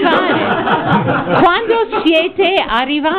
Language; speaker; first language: Italian; non-native, fluent; English